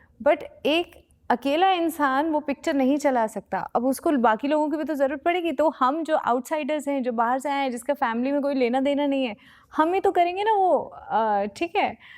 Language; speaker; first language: Hindi; native; Hindi